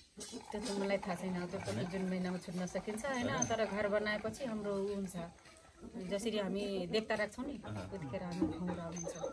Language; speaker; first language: Nepali; non-native, local second language; Rana Tharu